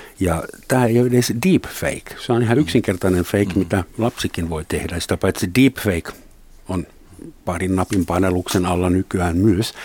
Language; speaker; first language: Finnish; non-native, fluent; German